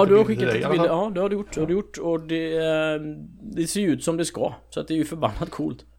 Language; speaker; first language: Swedish; native; Swedish